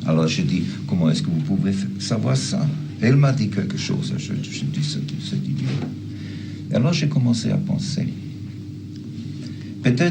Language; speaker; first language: French; non-native, fluent; German